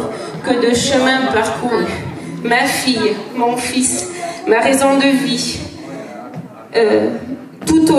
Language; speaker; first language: French; native; French